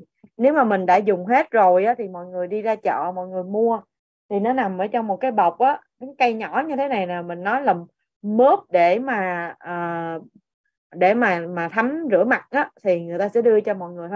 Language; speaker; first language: Vietnamese; native; Vietnamese